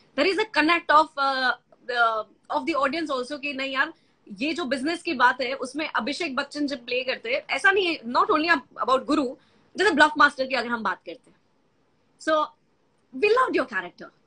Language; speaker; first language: Hindi; non-native, local second language; Gujarati